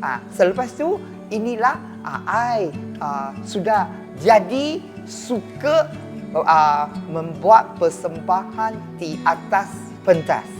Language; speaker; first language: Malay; non-native, local second language; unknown